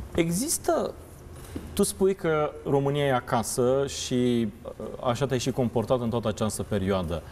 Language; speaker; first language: Romanian; native; Romanian